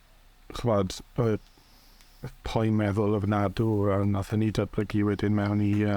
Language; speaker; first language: Welsh; native; Welsh